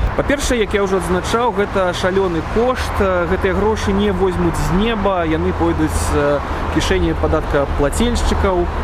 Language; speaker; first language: Belarusian; non-native, local second language; Russian